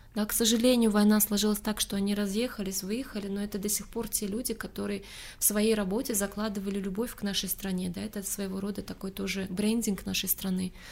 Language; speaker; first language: Russian; non-native, local second language; Tajik